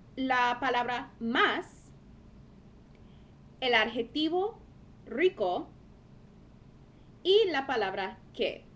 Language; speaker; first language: Spanish; non-native, fluent; English